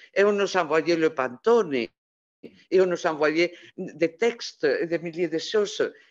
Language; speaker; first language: French; non-native, fluent; Spanish